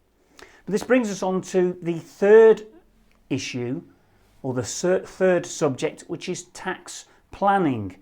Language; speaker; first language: English; native; English